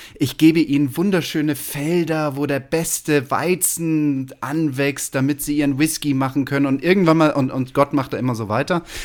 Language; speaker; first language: German; native; German